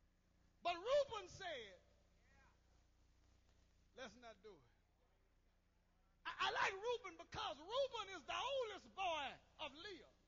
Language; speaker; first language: English; native; English